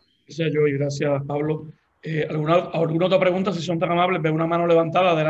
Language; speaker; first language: Spanish; native; Spanish